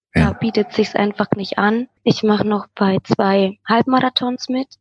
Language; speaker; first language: German; native; German